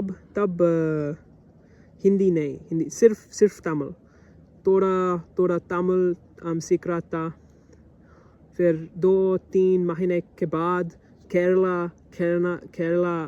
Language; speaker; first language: Hindi; non-native, learner; English